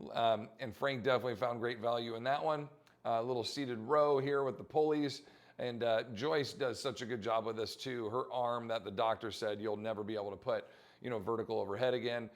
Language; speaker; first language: English; native; English